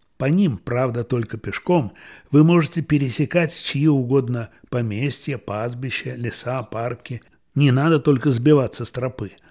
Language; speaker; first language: Russian; native; Russian